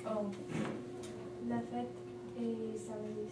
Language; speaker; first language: French; non-native, learner; English